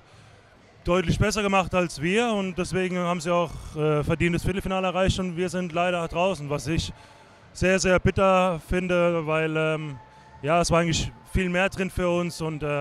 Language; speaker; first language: German; native; German